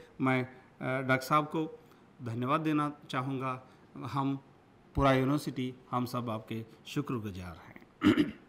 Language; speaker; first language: Hindi; non-native, local second language; Kannada